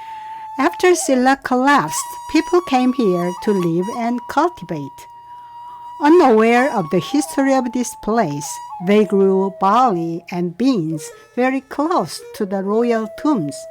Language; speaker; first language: English; non-native, fluent; Korean